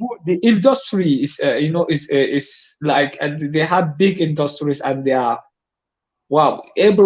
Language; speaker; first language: English; non-native, fluent; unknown